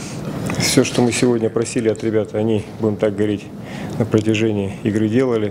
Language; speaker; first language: Russian; native; Russian